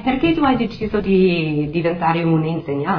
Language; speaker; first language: Italian; non-native, fluent; English